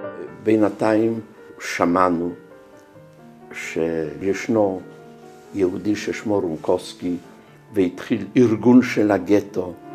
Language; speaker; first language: Hebrew; non-native, fluent; Polish